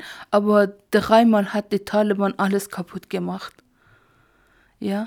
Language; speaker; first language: German; non-native, learner; Persian